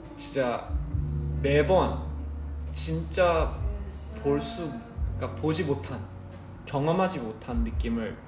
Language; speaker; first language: Korean; early bilingual, heritage; Korean